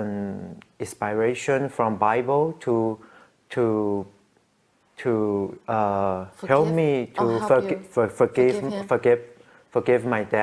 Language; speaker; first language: English; non-native, learner; Chinese